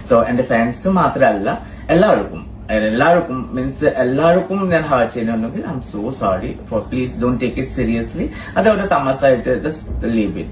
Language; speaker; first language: Malayalam; non-native, learner; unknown